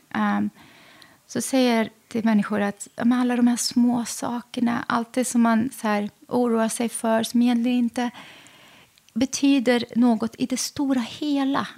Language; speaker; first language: Swedish; early bilingual, other home language; Arabic